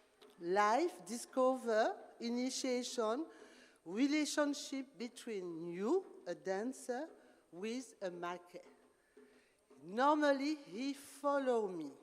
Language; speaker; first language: English; non-native, learner; French